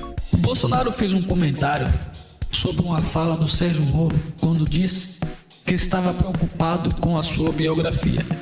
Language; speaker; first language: Portuguese; native; Portuguese